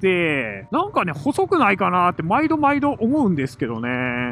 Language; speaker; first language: Japanese; native; Japanese